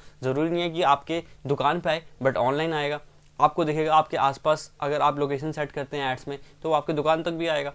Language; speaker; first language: Hindi; native; Hindi